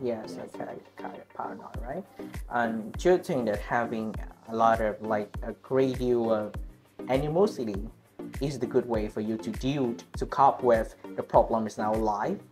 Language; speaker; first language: English; non-native, learner; Vietnamese